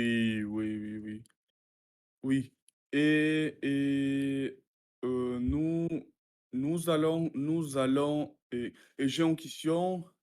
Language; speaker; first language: French; non-native, learner; Russian